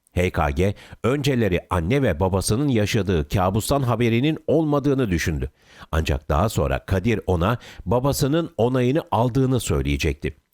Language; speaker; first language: Turkish; native; Turkish